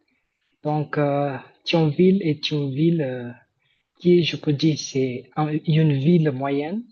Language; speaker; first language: French; non-native, fluent; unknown